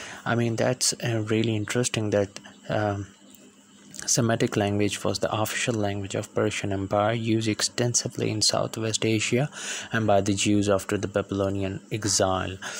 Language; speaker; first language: English; non-native, local second language; Punjabi